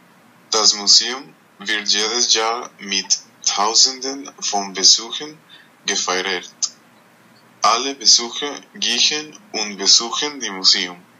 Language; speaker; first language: German; non-native, learner; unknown